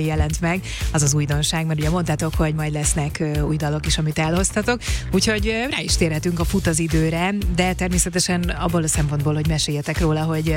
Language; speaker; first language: Hungarian; native; Hungarian